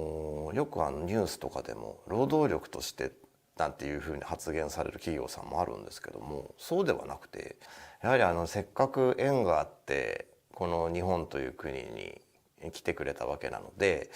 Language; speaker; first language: Japanese; native; Japanese